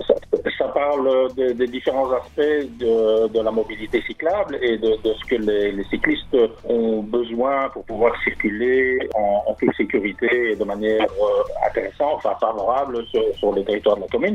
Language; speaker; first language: French; native; French